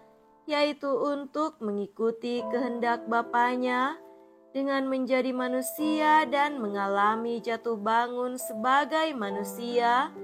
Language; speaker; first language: Indonesian; native; Indonesian